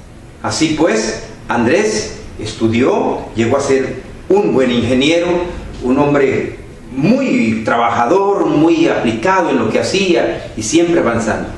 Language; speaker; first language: Spanish; native; Spanish